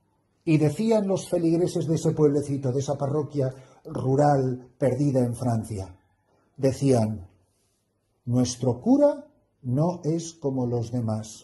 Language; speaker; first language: Spanish; native; Spanish